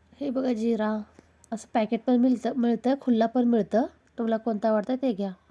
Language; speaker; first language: Marathi; non-native, local second language; Hindi